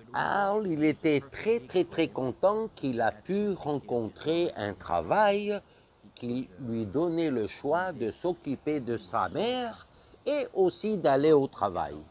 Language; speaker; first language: French; non-native, fluent; English